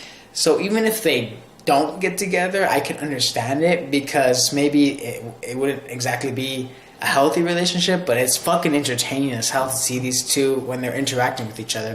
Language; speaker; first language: English; native; English